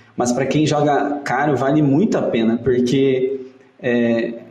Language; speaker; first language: Portuguese; native; Portuguese